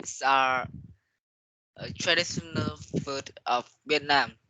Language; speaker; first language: English; non-native, learner; Vietnamese